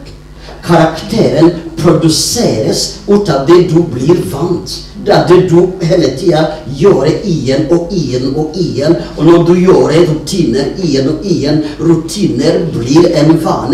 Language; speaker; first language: Norwegian; non-native, fluent; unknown